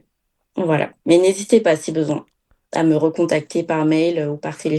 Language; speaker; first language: French; native; French